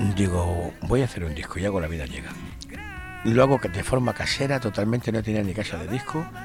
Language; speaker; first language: Spanish; native; Spanish